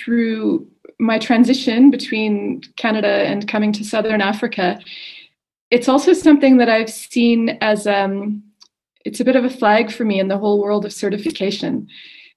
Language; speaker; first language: English; native; English